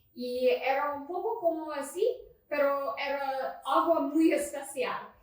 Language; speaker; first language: Spanish; non-native, learner; English